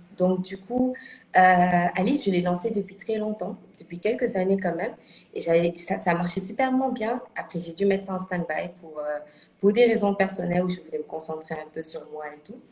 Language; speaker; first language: French; native; French